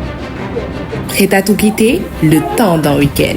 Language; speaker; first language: French; non-native, local second language; Wolof